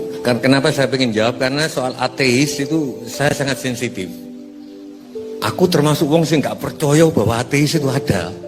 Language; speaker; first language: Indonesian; non-native, local second language; Javanese